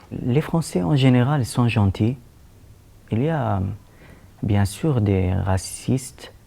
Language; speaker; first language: French; non-native, learner; Arabic